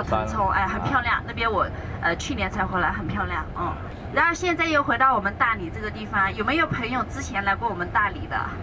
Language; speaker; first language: Chinese; native; Chinese